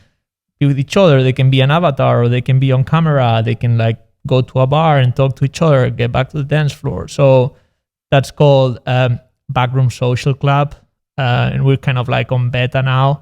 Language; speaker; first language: English; non-native, fluent; Spanish